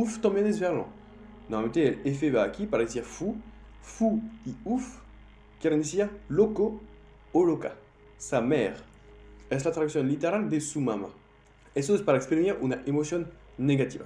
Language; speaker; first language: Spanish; non-native, fluent; French